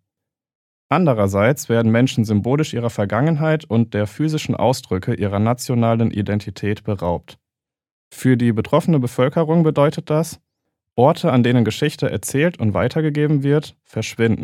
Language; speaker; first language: German; native; German